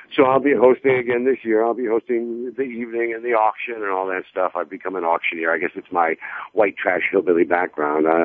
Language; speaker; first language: English; native; English